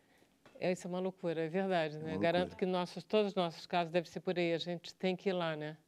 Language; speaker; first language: Portuguese; native; Portuguese